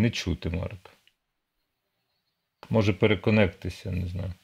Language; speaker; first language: Ukrainian; native; Ukrainian